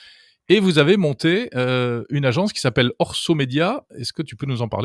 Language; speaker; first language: French; native; French